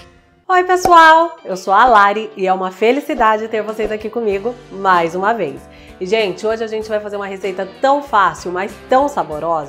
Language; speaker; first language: Portuguese; native; Portuguese